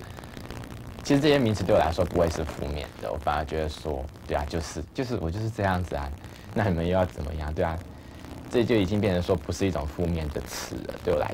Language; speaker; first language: Chinese; native; Chinese